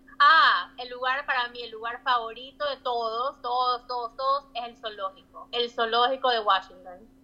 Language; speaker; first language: Spanish; native; Spanish